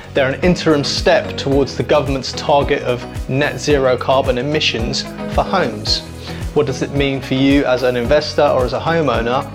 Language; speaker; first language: English; native; English